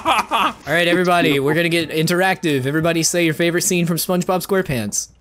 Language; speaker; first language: English; native; English